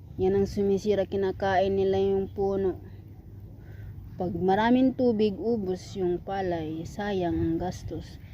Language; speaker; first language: Filipino; non-native, local second language; Iloko